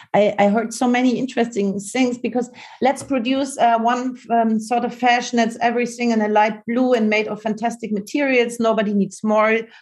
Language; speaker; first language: English; non-native, learner; German